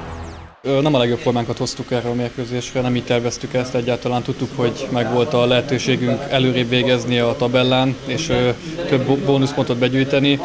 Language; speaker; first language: Hungarian; native; Hungarian